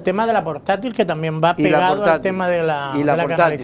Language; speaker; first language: Spanish; native; Spanish